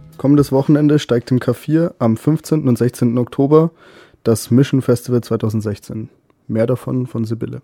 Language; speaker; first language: German; native; German